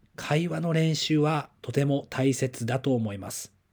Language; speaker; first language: Japanese; native; Japanese